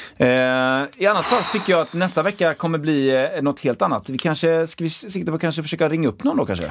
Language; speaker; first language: Swedish; native; Swedish